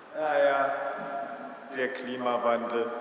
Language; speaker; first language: German; native; German